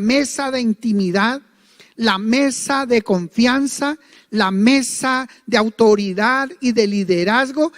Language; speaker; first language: Spanish; native; Spanish